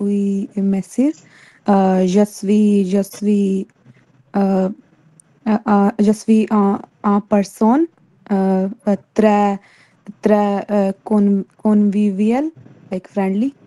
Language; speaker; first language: French; non-native, learner; Hindi